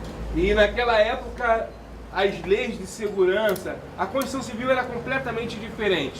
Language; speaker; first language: Portuguese; native; Portuguese